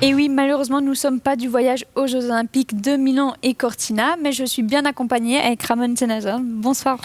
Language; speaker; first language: French; native; French